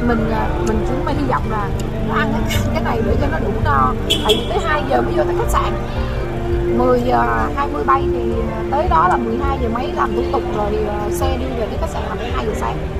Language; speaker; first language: Vietnamese; native; Vietnamese